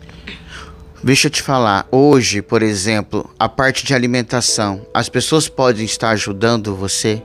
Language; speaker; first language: Portuguese; native; Portuguese